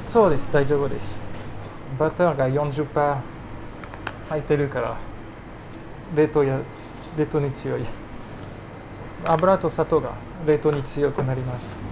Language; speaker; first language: Japanese; non-native, learner; French